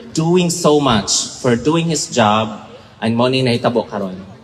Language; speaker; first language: English; non-native, local second language; Cebuano